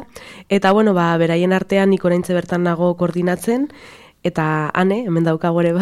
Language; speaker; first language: Basque; non-native, local second language; Spanish